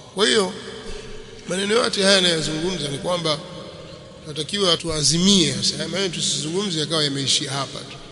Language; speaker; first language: Swahili; native; Swahili